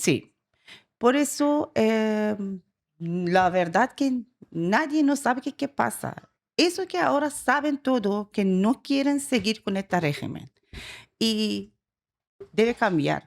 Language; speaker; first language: Spanish; non-native, learner; Persian